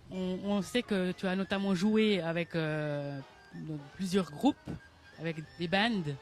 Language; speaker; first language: French; native; French